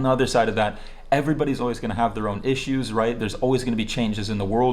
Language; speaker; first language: English; native; English